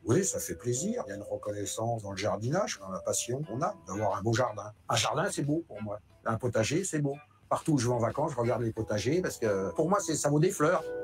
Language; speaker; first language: French; native; French